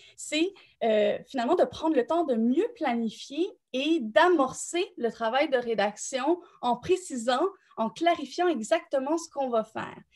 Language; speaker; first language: French; native; French